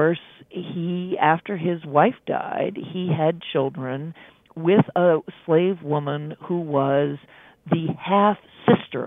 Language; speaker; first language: English; native; English